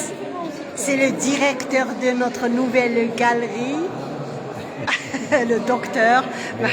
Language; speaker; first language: French; non-native, local second language; Arabic